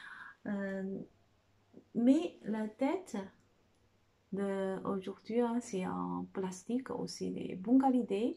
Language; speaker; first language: French; non-native, fluent; Chinese